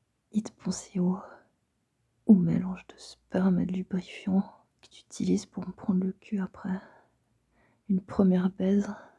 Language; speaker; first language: French; native; French